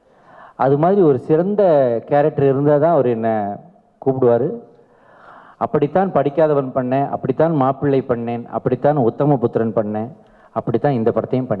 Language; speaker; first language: Tamil; native; Tamil